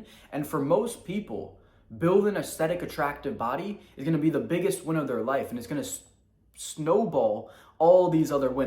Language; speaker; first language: English; native; English